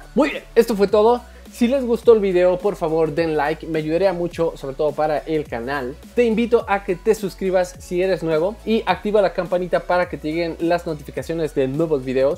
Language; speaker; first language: Spanish; native; Spanish